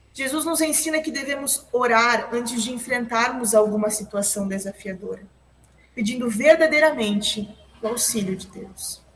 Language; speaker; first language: Portuguese; native; Portuguese